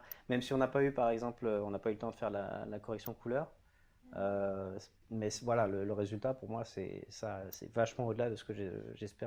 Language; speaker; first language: French; native; French